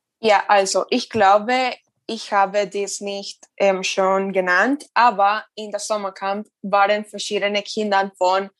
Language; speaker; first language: German; non-native, learner; Spanish